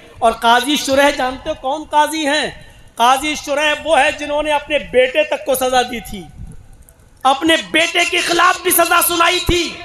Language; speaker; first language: Urdu; native; Urdu